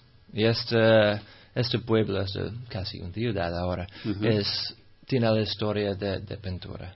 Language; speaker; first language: Spanish; non-native, fluent; English